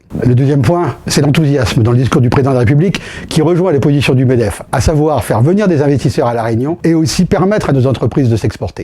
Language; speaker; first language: French; native; French